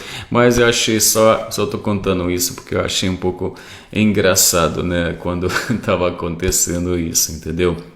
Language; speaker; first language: Portuguese; non-native, fluent; Arabic